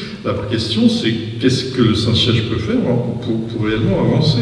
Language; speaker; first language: French; native; French